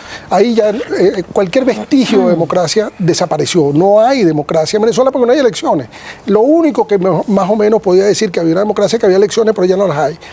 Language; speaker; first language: Spanish; native; Spanish